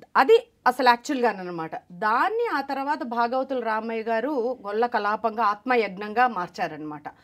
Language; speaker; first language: Telugu; non-native, local second language; Malayalam